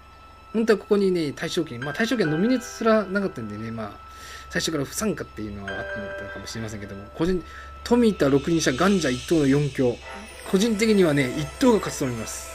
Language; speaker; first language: Japanese; native; Japanese